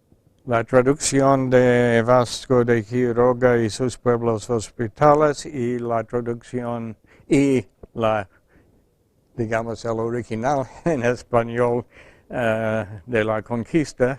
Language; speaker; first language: Spanish; non-native, fluent; English